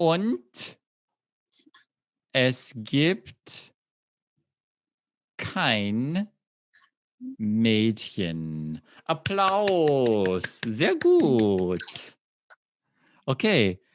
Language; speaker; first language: German; non-native, fluent; English